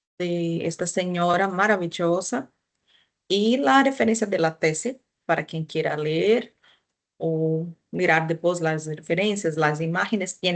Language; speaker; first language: Spanish; non-native, fluent; Portuguese